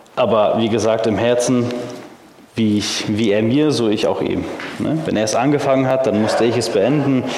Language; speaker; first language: German; early bilingual, heritage; German